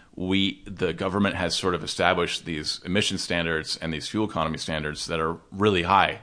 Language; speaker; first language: English; native; English